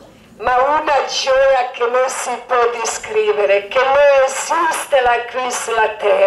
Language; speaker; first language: Italian; non-native, learner; Croatian